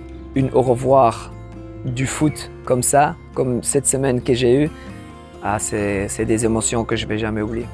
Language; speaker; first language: French; non-native, local second language; Dutch